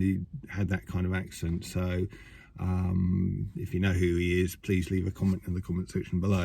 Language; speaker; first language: English; native; English